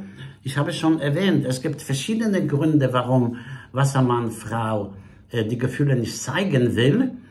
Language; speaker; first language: German; non-native, fluent; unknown